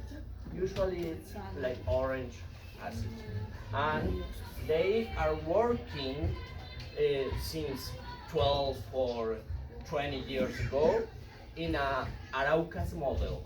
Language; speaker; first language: English; non-native, learner; Spanish